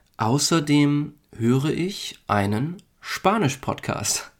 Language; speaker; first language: German; native; German